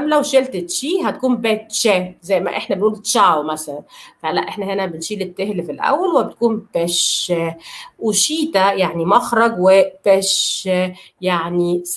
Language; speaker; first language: Arabic; native; Arabic